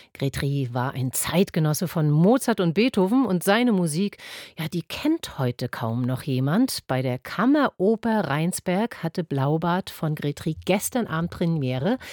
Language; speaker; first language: German; native; German